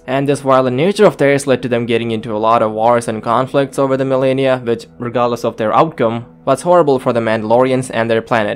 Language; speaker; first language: English; native; English